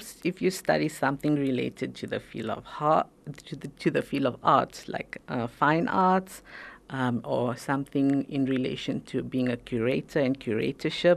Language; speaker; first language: English; native; English